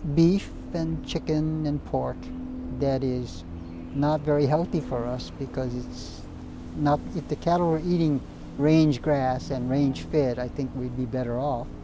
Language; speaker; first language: English; native; English